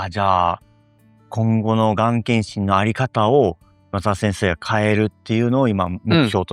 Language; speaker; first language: Japanese; native; Japanese